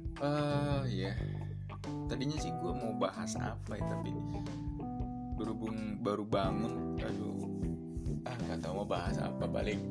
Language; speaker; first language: Indonesian; native; Indonesian